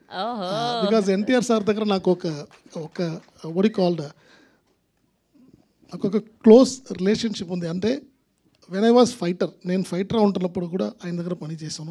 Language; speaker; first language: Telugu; non-native, learner; Tamil